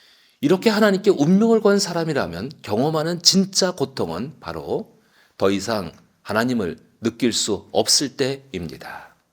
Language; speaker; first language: Korean; native; Korean